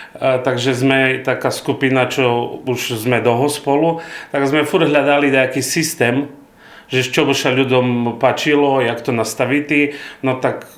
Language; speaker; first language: Slovak; non-native, local second language; Rusyn